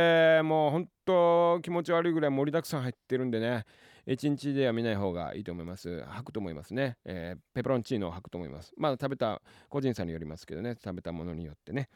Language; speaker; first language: Japanese; native; Japanese